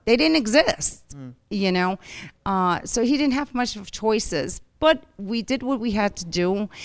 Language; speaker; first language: English; early bilingual, other home language; Spanish